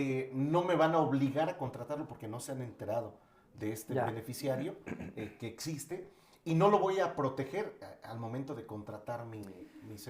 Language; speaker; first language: Spanish; native; Spanish